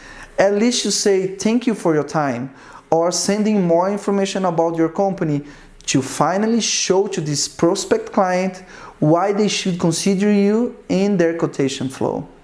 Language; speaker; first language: English; non-native, fluent; Portuguese